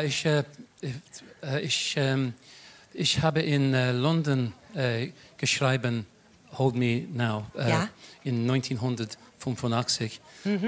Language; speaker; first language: German; non-native, learner; English